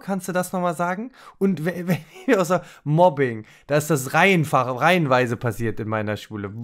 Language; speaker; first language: German; native; German